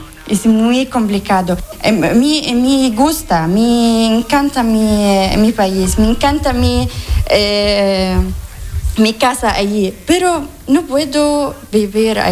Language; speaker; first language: Spanish; non-native, learner; Arabic